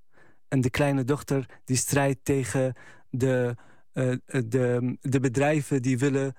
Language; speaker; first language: Dutch; non-native, fluent; Arabic